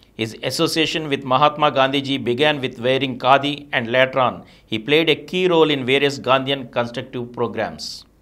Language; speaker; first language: English; non-native, local second language; Telugu